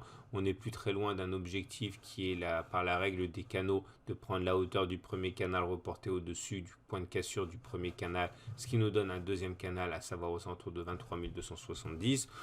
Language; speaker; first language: French; native; French